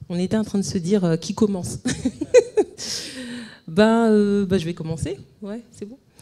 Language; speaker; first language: French; native; French